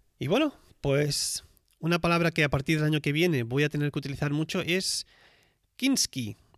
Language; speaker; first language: Spanish; native; Spanish